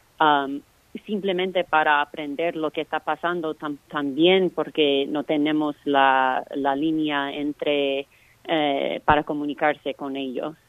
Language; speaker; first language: Spanish; non-native, fluent; English